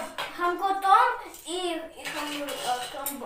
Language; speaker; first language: Vietnamese; early bilingual, heritage; Russian